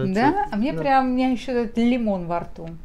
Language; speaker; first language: Russian; native; Russian